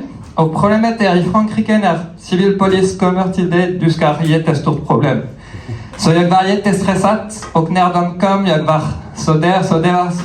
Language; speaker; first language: Swedish; non-native, fluent; French